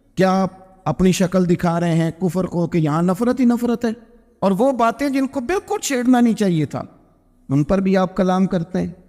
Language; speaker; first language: Urdu; non-native, local second language; Punjabi